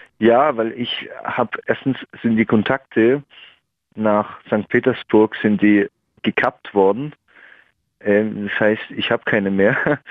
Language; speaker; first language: German; non-native, fluent; Russian